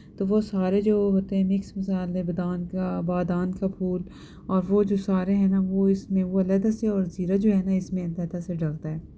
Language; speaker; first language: Urdu; native; Urdu